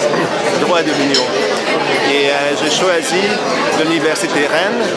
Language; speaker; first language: French; non-native, fluent; Hungarian